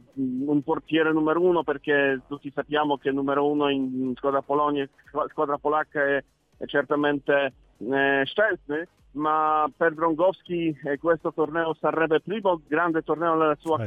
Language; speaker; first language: Italian; non-native, learner; Polish